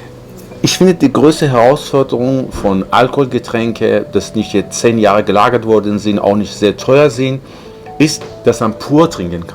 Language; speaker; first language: German; non-native, fluent; Persian